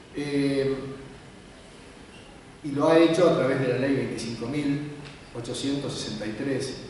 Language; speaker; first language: Spanish; native; Spanish